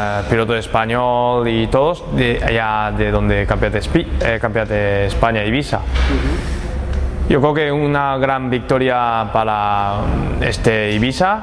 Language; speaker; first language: Spanish; non-native, learner; Japanese